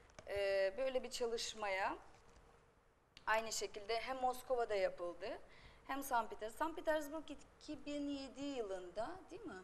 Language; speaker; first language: Turkish; non-native, fluent; Russian